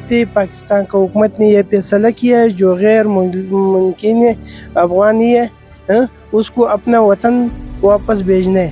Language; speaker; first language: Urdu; non-native, learner; Pashto